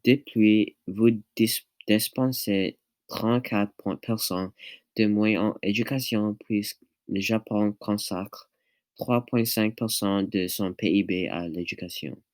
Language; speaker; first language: French; non-native, learner; English